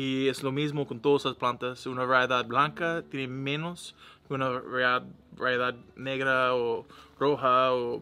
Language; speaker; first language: Spanish; non-native, learner; English